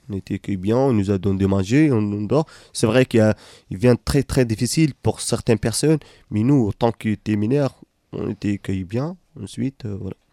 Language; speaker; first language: French; non-native, fluent; Arabic